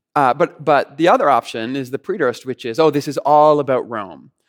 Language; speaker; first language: English; native; English